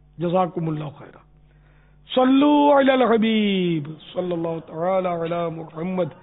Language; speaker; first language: Urdu; non-native, local second language; Memoni